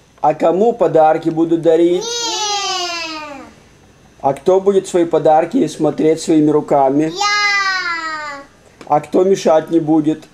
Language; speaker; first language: Russian; native; Russian